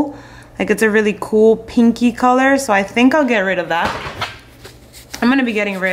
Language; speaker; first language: English; native; English